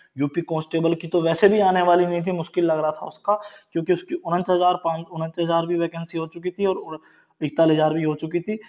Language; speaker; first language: Hindi; native; Hindi